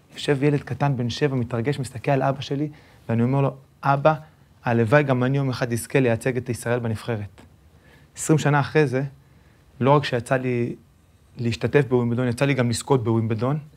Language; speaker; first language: Hebrew; early bilingual, other home language; Spanish